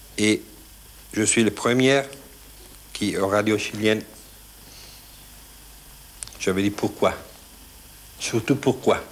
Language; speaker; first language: French; non-native, fluent; Spanish